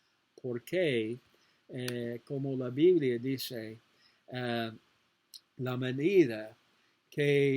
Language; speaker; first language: Spanish; non-native, learner; English